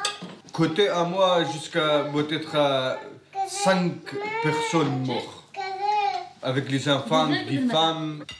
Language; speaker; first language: French; non-native, learner; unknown